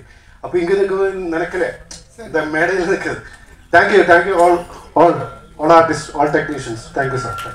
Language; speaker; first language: Tamil; non-native, learner; Malayalam